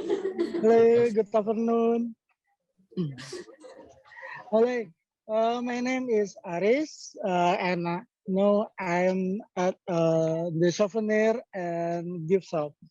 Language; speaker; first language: English; non-native, fluent; Indonesian